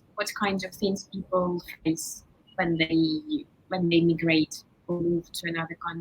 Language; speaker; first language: English; non-native, fluent; Russian